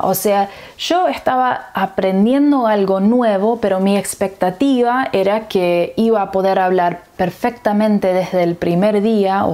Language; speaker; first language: Spanish; early bilingual, heritage; English